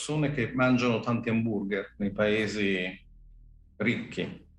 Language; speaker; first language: Italian; native; Italian